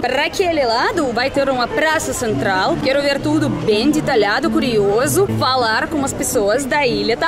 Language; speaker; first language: Portuguese; non-native, fluent; Russian